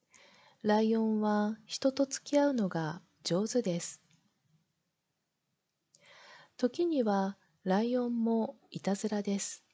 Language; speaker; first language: Japanese; non-native, learner; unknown